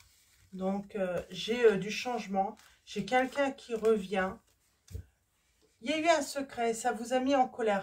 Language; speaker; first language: French; native; French